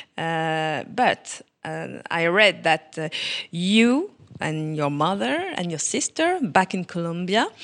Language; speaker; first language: English; non-native, fluent; French